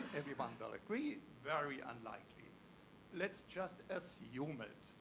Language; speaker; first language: English; non-native, fluent; German